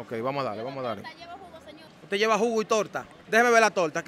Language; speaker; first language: Spanish; native; Spanish